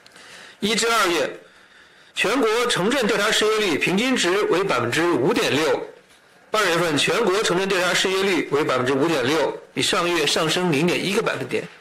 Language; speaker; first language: Chinese; native; Chinese